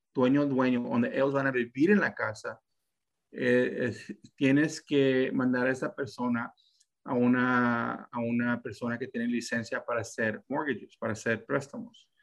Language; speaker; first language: Spanish; early bilingual, heritage; Spanish